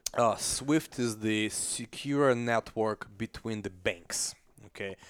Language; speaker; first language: English; non-native, fluent; Kazakh